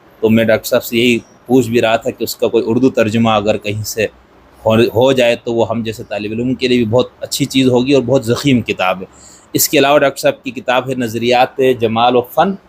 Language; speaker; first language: Urdu; non-native, local second language; Balti